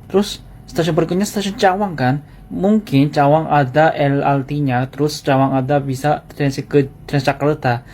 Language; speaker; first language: Indonesian; non-native, fluent; Korean